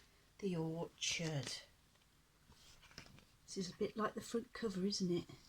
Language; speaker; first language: English; native; English